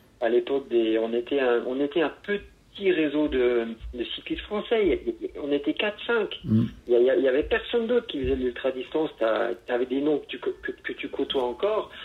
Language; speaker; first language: French; native; French